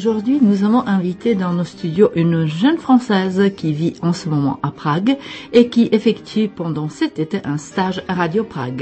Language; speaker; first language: French; non-native, fluent; Czech